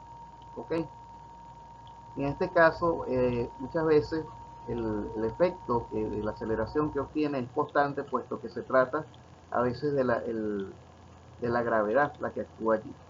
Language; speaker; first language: Spanish; native; Spanish